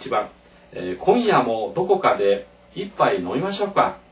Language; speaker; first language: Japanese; non-native, fluent; Korean